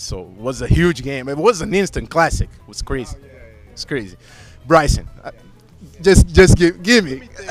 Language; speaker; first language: English; non-native, fluent; Portuguese